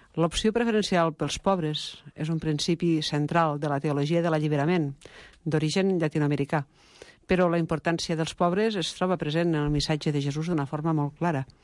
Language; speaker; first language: Catalan; native; Catalan